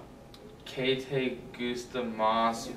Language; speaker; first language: Spanish; non-native, learner; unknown